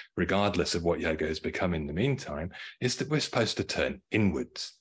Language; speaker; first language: English; native; English